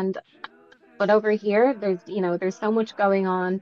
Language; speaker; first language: English; native; English